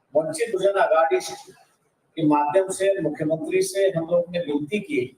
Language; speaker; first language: Hindi; non-native, local second language; Marathi